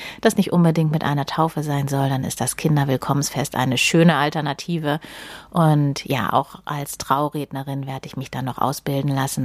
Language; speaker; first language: German; native; German